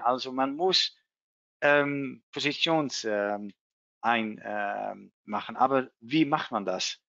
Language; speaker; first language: German; non-native, learner; Dutch